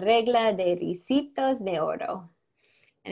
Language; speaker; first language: Spanish; non-native, learner; English